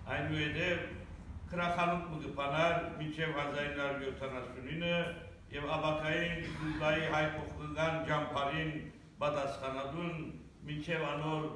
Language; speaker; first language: Armenian; early bilingual, heritage; Armenian